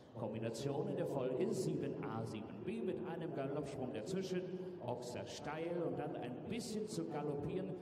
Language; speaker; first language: German; native; German